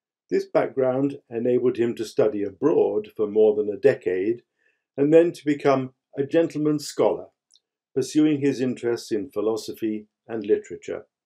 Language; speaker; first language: English; native; English